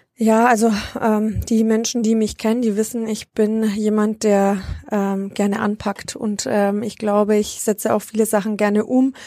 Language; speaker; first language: German; early bilingual, other home language; Romanian